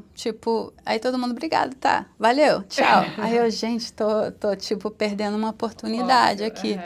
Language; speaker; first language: Portuguese; early bilingual, other home language; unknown